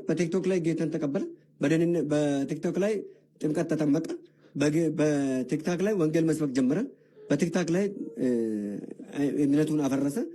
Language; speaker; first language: Amharic; non-native, local second language; Oromo